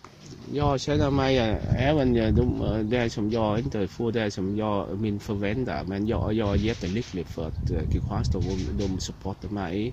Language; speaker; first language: Swedish; non-native, learner; Vietnamese